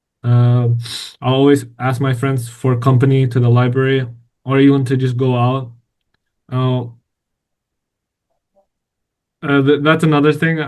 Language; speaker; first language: English; non-native, fluent; Indonesian